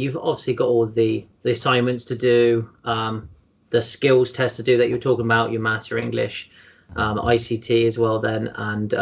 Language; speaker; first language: English; native; English